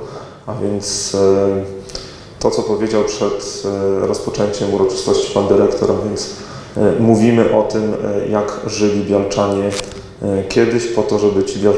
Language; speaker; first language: Polish; native; Polish